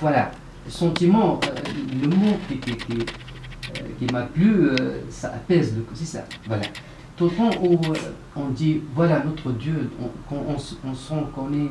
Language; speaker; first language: French; non-native, local second language; Arabic